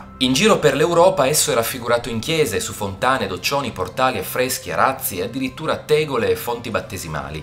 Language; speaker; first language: Italian; native; Italian